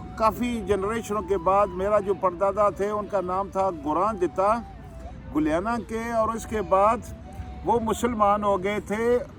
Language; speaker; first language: Urdu; non-native, local second language; Pahari-Potwari